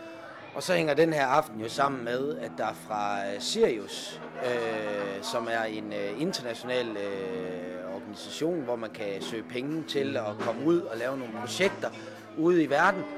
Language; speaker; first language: Danish; native; Danish